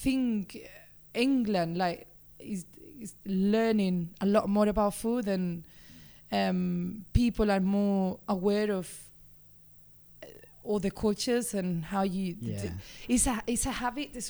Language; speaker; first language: English; non-native, fluent; Spanish